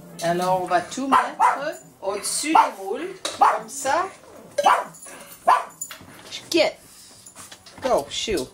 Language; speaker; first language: French; non-native, learner; English